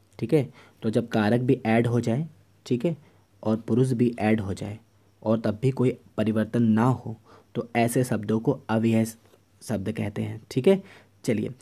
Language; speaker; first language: Hindi; native; Hindi